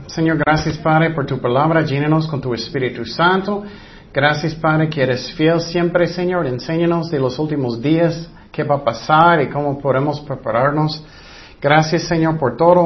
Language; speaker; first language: Spanish; non-native, fluent; English